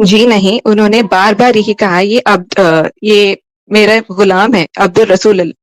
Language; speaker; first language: Urdu; native; Urdu